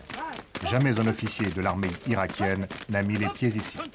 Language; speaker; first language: French; native; French